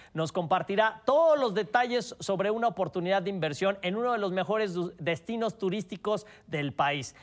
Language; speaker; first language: Spanish; native; Spanish